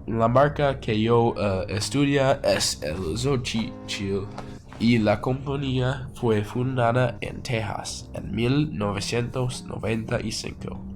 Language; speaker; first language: Spanish; non-native, learner; English